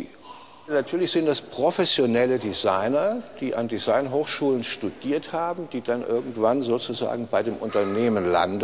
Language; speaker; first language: German; native; German